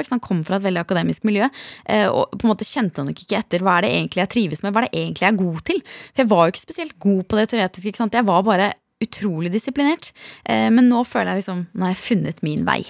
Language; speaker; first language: Norwegian; native; Norwegian